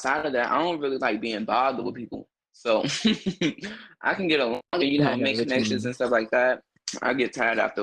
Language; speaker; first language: English; native; English